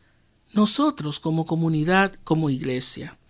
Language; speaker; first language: Spanish; native; Spanish